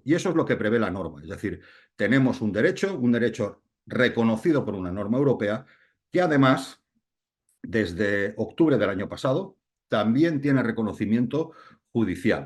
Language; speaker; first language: Spanish; native; Spanish